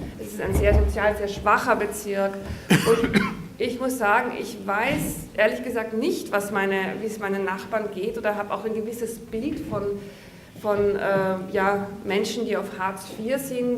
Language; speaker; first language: German; native; German